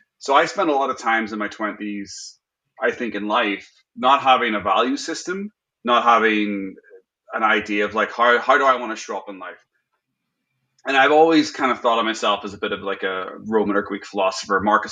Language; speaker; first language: English; native; English